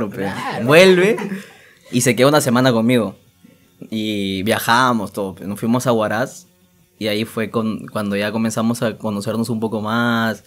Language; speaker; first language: Spanish; native; Spanish